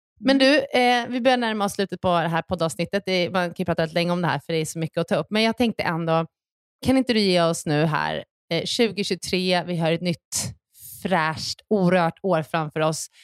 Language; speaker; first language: Swedish; native; Swedish